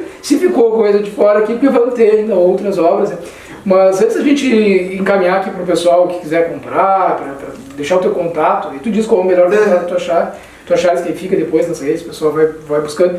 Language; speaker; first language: Portuguese; native; Portuguese